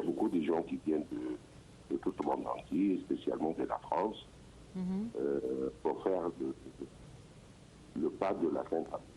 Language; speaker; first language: French; non-native, learner; Arabic